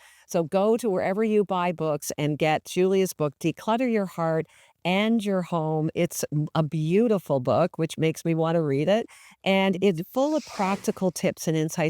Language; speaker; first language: English; native; English